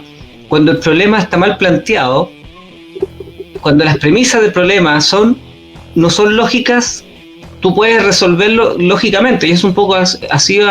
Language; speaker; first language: Spanish; native; Spanish